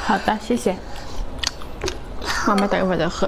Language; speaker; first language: Chinese; native; Chinese